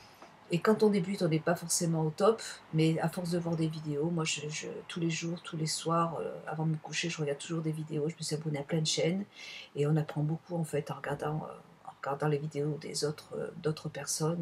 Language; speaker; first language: French; native; French